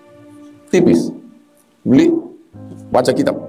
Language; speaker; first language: Malay; native; Malay